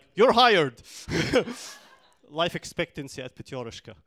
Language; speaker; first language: English; non-native, fluent; Arabic